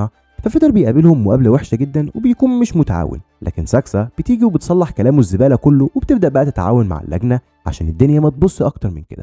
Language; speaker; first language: Arabic; native; Arabic